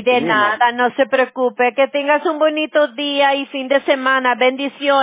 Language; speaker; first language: Spanish; early bilingual, heritage; Spanish